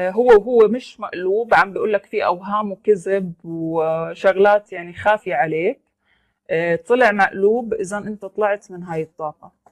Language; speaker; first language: Arabic; native; Arabic